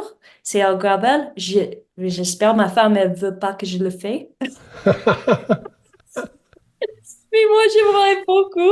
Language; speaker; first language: French; non-native, learner; English